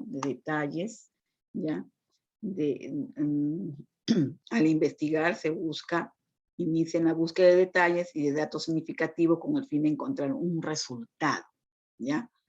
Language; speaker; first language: Spanish; native; Spanish